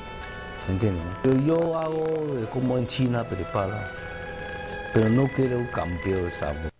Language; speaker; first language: Spanish; non-native, learner; Cantonese